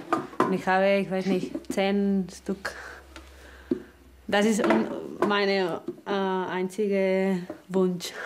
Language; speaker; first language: German; non-native, learner; Spanish